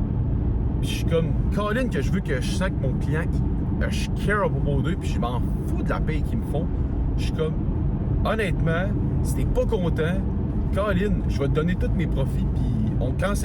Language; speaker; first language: French; native; French